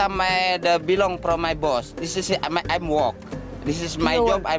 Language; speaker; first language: English; non-native, learner; Indonesian